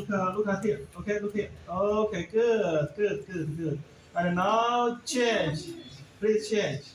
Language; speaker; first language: English; non-native, learner; Bangla